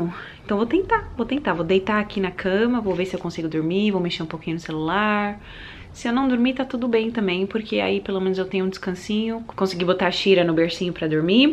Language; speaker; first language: Portuguese; early bilingual, heritage; Portuguese